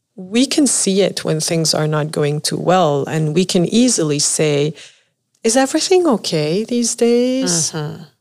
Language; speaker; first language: English; non-native, fluent; Arabic